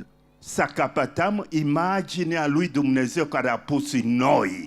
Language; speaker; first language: Romanian; non-native, fluent; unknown